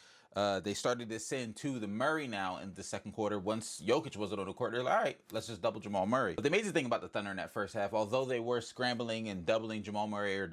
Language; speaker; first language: English; native; English